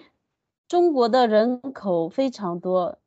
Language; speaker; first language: Chinese; non-native, learner; Japanese